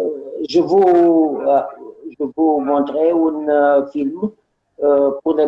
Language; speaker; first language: French; non-native, learner; Romanian